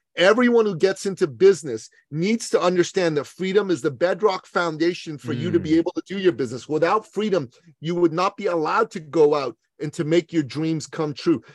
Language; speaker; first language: English; early bilingual, other home language; Persian